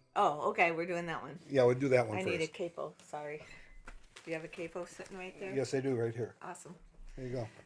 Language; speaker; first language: English; native; English